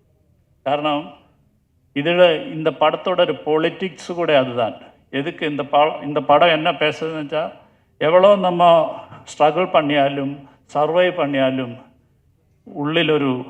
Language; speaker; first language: Tamil; non-native, learner; Malayalam